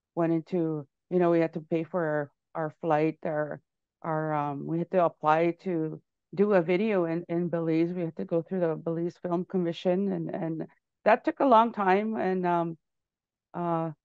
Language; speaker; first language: English; native; English